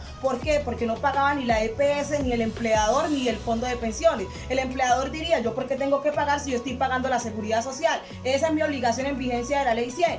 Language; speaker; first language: Spanish; native; Spanish